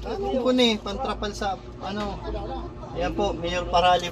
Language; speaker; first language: Filipino; non-native, local second language; Bikol